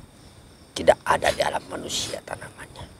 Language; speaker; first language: Indonesian; native; Indonesian